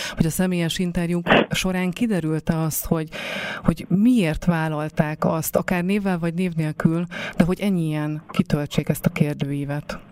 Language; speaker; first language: Hungarian; native; Hungarian